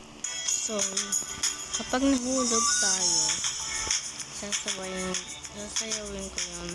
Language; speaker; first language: Filipino; native; Filipino